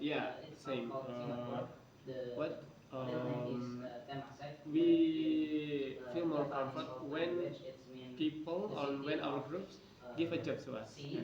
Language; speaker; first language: English; non-native, learner; Indonesian